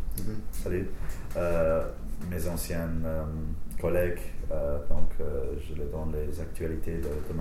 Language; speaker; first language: French; non-native, fluent; English